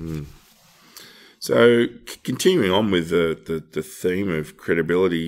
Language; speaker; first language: English; native; English